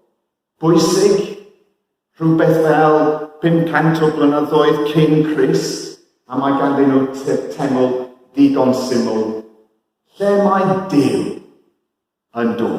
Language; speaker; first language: Welsh; non-native, fluent; English